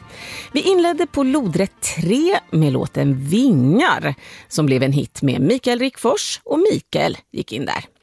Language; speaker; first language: Swedish; native; Swedish